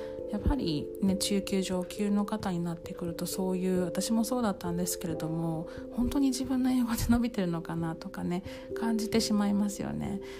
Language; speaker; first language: Japanese; native; Japanese